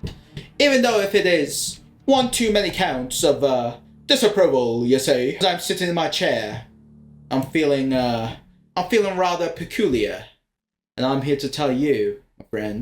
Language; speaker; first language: English; native; English